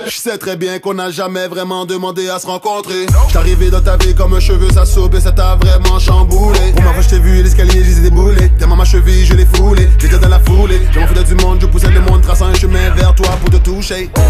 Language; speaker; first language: French; native; French